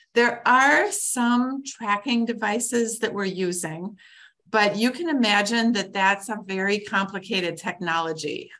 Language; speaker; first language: English; native; English